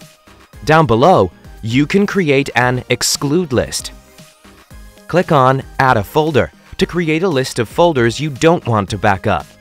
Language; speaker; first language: English; non-native, fluent; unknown